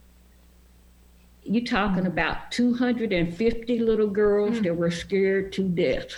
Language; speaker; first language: English; native; English